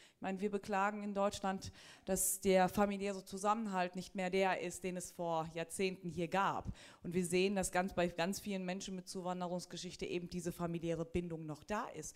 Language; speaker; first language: German; early bilingual, other home language; Turkish